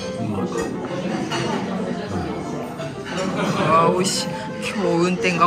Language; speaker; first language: Japanese; native; Japanese